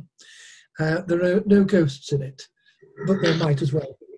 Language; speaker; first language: English; native; English